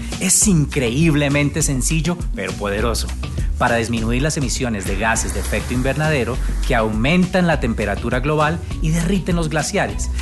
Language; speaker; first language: Spanish; native; Spanish